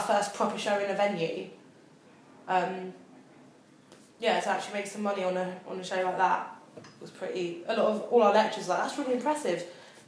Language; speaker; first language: English; native; English